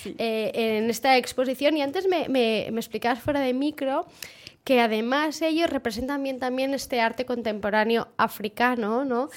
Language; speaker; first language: Spanish; non-native, local second language; Catalan